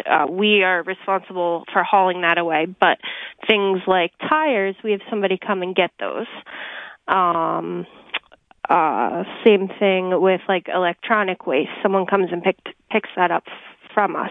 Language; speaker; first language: English; native; English